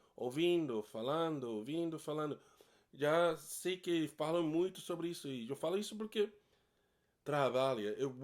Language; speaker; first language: Portuguese; non-native, learner; English